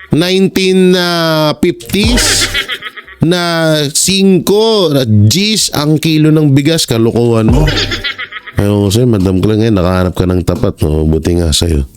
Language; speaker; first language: Filipino; non-native, local second language; Hiligaynon